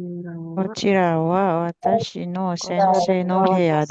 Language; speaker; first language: Japanese; non-native, learner; Indonesian